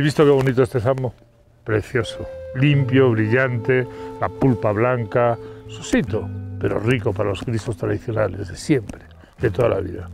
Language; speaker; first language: Spanish; native; Spanish